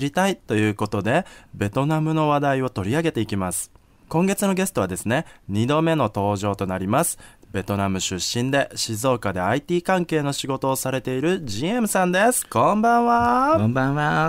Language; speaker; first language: Japanese; native; Japanese